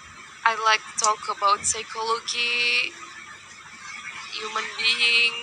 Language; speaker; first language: English; non-native, learner; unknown